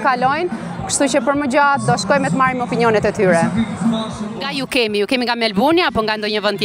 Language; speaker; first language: Albanian; native; Albanian